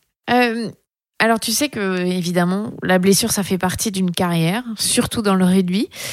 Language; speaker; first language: French; native; French